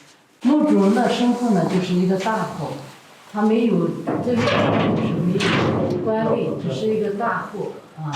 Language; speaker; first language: Chinese; native; Chinese